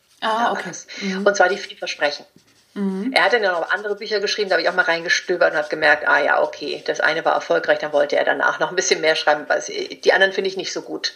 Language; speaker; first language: German; early bilingual, other home language; Spanish